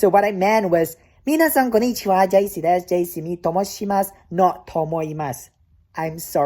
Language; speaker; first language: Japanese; non-native, learner; Indonesian